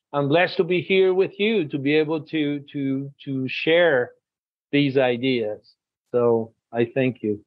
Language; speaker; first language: English; non-native, fluent; Spanish